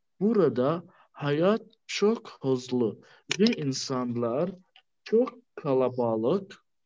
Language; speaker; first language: Turkish; non-native, learner; Arabic